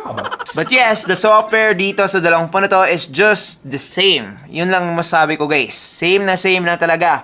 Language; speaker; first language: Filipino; native; Filipino